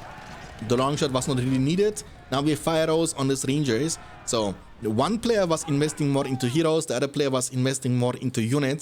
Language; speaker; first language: English; non-native, fluent; German